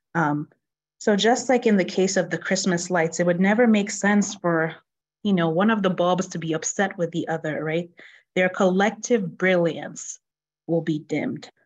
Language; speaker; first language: English; non-native, local second language; Yoruba